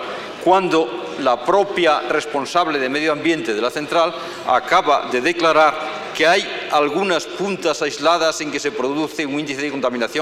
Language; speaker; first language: Spanish; native; Spanish